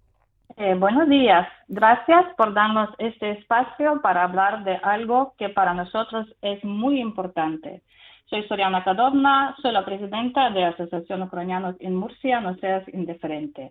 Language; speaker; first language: Spanish; non-native, fluent; Ukrainian